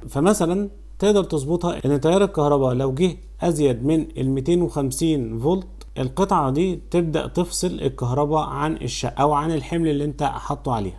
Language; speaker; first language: Arabic; native; Arabic